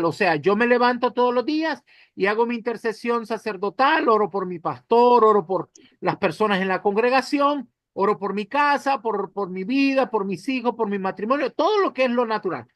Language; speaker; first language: Spanish; native; Spanish